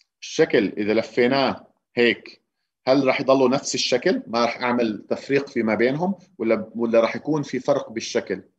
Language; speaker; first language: Arabic; native; Arabic